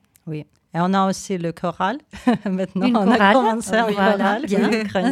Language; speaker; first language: French; non-native, fluent; Ukrainian